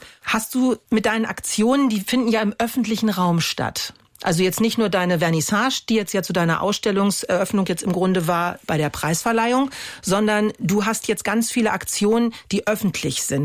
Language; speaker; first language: German; native; German